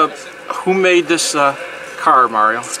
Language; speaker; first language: English; native; English